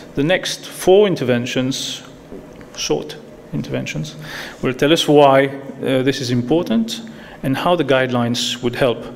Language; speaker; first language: English; non-native, local second language; Morisyen